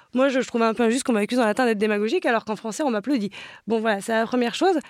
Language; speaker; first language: French; native; French